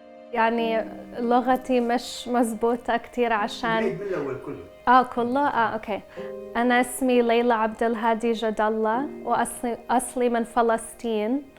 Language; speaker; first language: Arabic; early bilingual, heritage; English